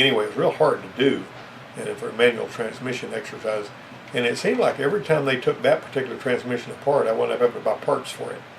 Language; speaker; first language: English; native; English